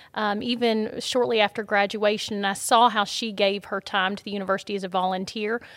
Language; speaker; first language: English; native; English